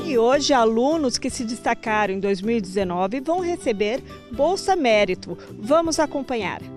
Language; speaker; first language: Portuguese; native; Portuguese